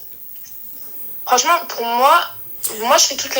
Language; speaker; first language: French; native; French